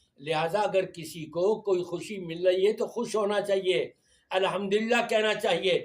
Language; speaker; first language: Urdu; native; Urdu